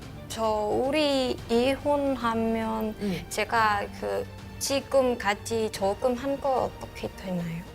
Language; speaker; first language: Korean; non-native, learner; Vietnamese